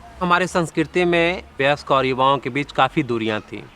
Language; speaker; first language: Hindi; native; Hindi